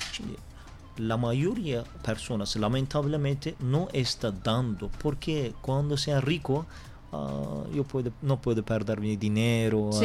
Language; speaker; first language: Spanish; non-native, learner; Turkish